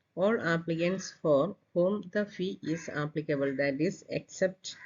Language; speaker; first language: English; non-native, local second language; Malayalam